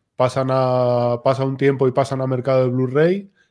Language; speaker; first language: Spanish; native; Spanish